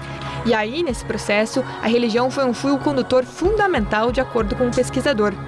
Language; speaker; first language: Portuguese; native; Portuguese